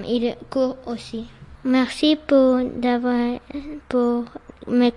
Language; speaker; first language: French; non-native, learner; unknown